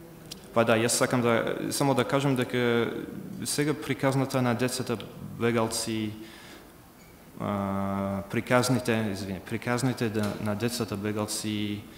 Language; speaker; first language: Macedonian; non-native, fluent; English